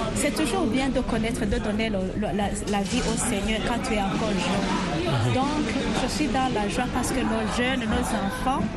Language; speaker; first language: French; non-native, local second language; Rundi